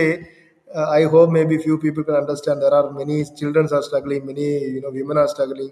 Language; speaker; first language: English; non-native, local second language; Malayalam